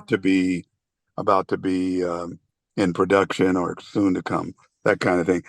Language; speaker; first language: English; native; English